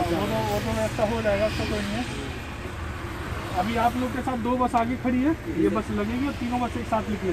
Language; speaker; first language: Hindi; native; Hindi